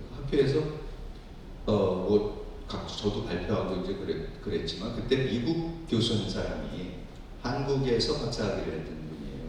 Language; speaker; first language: Korean; native; Korean